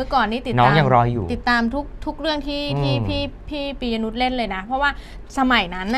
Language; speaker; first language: Thai; native; Thai